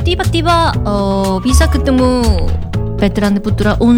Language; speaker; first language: Indonesian; non-native, learner; Korean